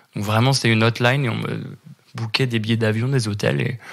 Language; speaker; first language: French; native; French